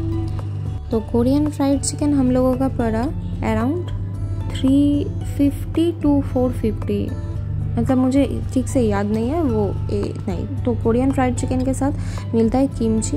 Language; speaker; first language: Hindi; non-native, local second language; Bangla